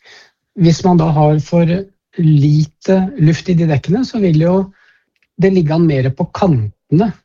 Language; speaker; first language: Norwegian; native; Norwegian